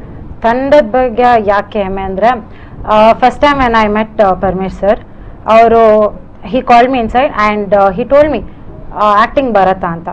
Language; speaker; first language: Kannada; non-native, local second language; Tulu